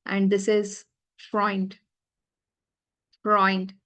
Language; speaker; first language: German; non-native, fluent; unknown